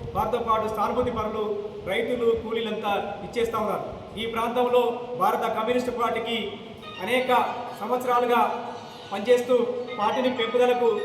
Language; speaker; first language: Telugu; native; Telugu